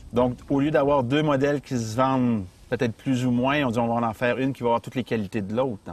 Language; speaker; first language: French; native; French